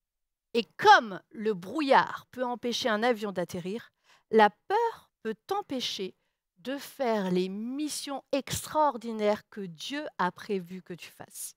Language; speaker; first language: French; native; French